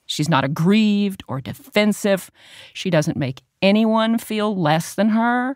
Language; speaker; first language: English; native; English